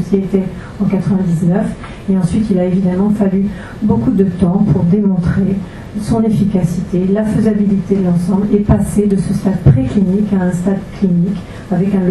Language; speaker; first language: French; native; French